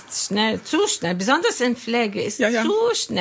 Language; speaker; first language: German; non-native, learner; Arabic